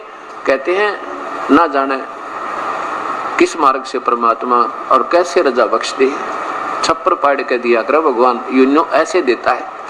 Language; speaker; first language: Hindi; non-native, local second language; Haryanvi